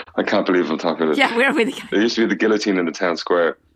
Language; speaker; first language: English; native; English